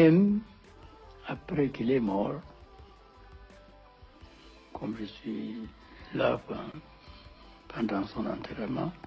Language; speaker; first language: French; non-native, fluent; Amharic